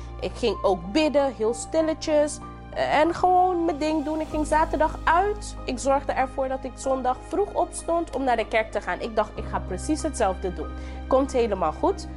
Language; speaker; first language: Dutch; non-native, local second language; English